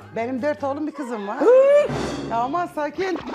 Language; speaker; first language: Turkish; native; Turkish